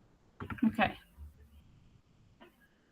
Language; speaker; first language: English; non-native, learner; Spanish